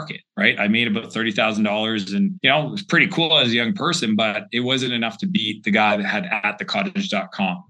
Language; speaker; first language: English; native; English